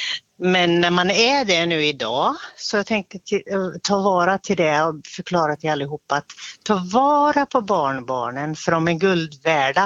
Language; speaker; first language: Swedish; native; Swedish